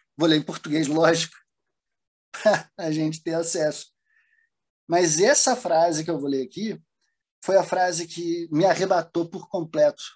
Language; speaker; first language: Portuguese; early bilingual, other home language; German